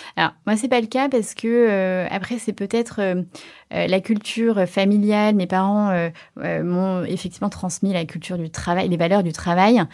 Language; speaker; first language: French; early bilingual, other home language; Chinese